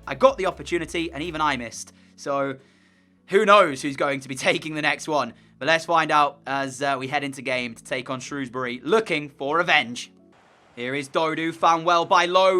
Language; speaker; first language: English; native; English